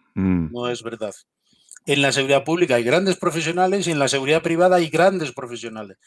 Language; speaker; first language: Spanish; native; Spanish